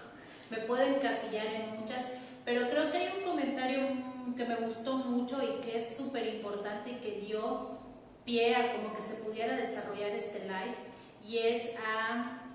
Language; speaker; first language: Spanish; native; Spanish